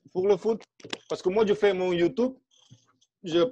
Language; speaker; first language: French; non-native, fluent; Indonesian